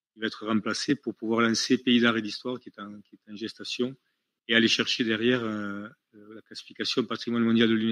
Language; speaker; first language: French; native; French